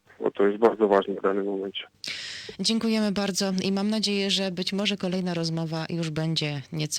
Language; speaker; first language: Polish; non-native, fluent; Ukrainian